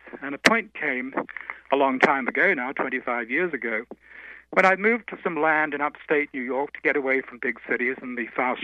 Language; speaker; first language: English; native; English